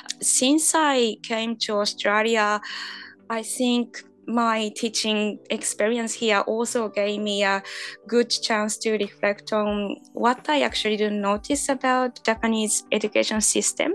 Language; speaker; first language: English; non-native, fluent; Japanese